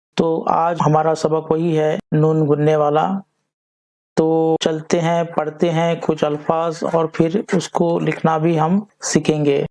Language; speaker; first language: Urdu; native; Urdu